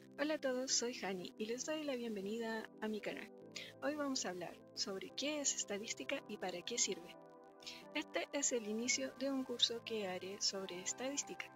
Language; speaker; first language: Spanish; native; Spanish